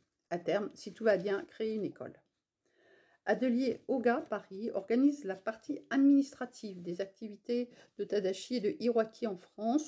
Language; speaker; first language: French; native; French